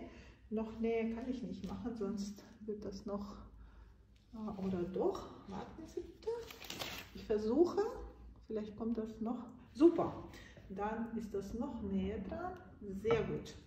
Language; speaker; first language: German; non-native, fluent; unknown